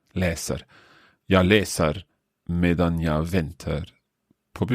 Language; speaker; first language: Swedish; non-native, learner; English